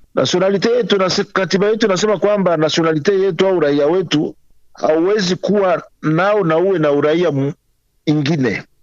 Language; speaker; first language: Swahili; native; Swahili